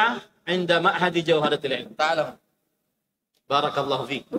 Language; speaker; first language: Arabic; non-native, fluent; Indonesian